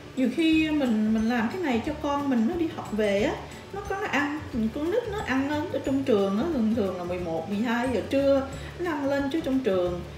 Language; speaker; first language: Vietnamese; early bilingual, heritage; Vietnamese